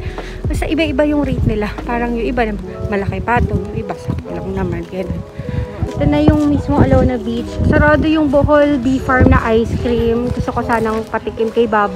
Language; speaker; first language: Filipino; native; Filipino